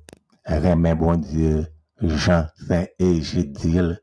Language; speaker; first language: French; non-native, local second language; Haitian Creole